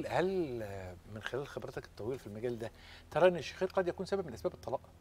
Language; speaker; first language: Arabic; native; Arabic